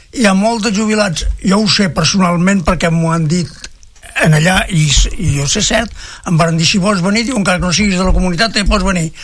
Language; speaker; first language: Catalan; native; Catalan